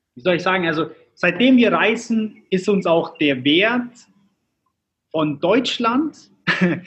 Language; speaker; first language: German; early bilingual, other home language; Turkish